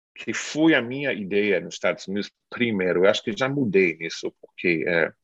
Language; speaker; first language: Portuguese; non-native, fluent; English